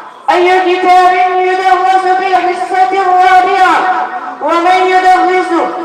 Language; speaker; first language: Arabic; non-native, learner; Urdu